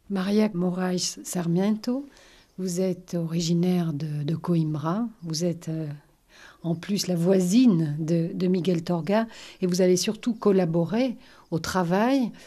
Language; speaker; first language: French; native; French